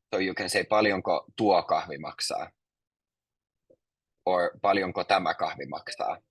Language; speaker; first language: Finnish; non-native, fluent; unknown